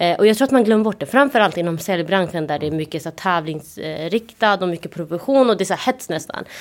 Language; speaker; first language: Swedish; early bilingual, other home language; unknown